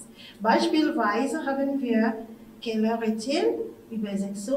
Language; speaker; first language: German; non-native, fluent; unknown